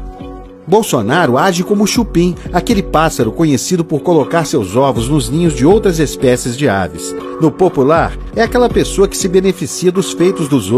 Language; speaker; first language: Portuguese; native; Portuguese